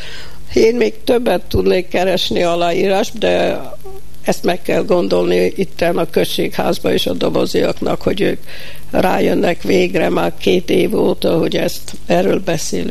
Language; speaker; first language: Hungarian; early bilingual, heritage; Hungarian